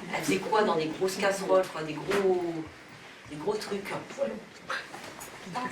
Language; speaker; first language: French; native; French